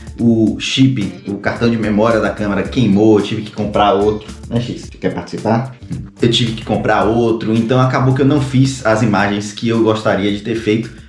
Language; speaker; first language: Portuguese; native; Portuguese